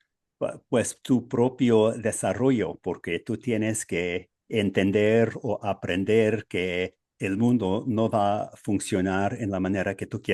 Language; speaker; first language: Spanish; non-native, fluent; English